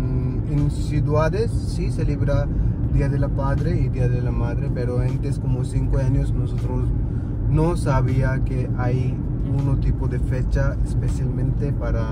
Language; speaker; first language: Spanish; non-native, learner; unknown